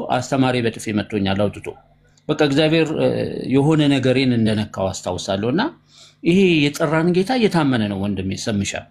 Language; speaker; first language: Amharic; native; Amharic